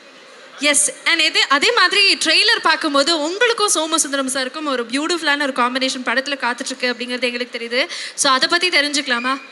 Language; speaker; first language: Tamil; native; Tamil